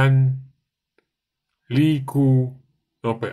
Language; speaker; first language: Finnish; non-native, learner; Dutch